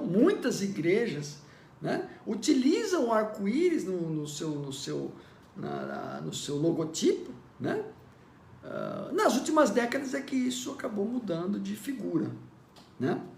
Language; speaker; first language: Portuguese; native; Portuguese